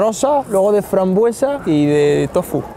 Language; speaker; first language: Spanish; native; Spanish